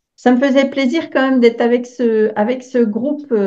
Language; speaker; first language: French; native; French